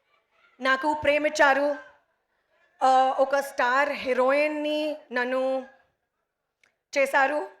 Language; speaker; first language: Telugu; non-native, learner; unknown